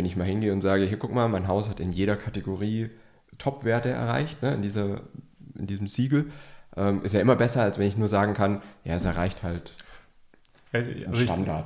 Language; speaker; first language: German; native; German